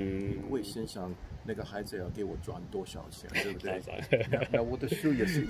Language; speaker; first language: Chinese; non-native, fluent; English